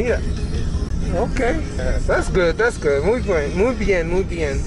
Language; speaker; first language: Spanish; non-native, learner; English